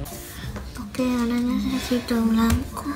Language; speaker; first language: Spanish; early bilingual, heritage; Spanish